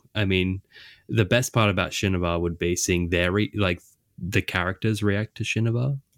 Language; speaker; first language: English; native; English